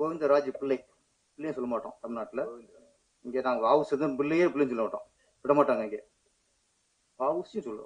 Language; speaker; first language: Tamil; native; Tamil